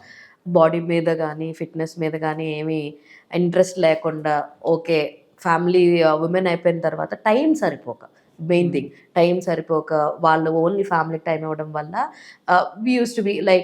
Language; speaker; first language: Telugu; native; Telugu